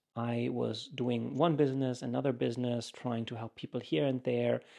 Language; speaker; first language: English; non-native, fluent; German